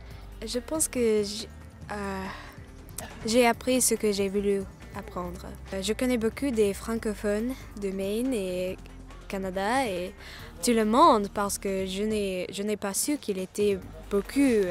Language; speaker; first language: French; non-native, learner; English